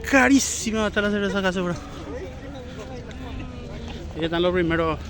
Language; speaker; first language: Spanish; native; Spanish